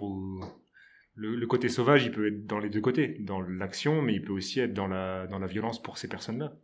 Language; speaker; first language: French; native; French